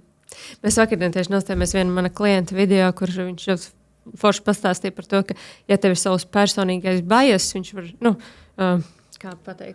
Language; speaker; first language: Latvian; native; Latvian